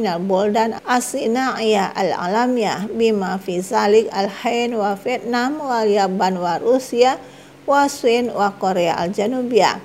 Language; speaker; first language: Arabic; non-native, fluent; Indonesian